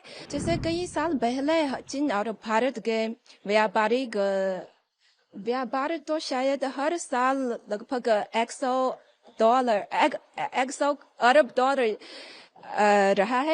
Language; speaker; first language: Hindi; non-native, fluent; Chinese